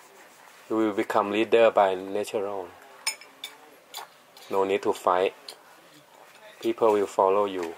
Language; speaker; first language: English; non-native, learner; Thai